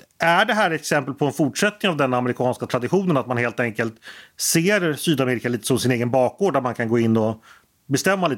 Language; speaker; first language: Swedish; native; Swedish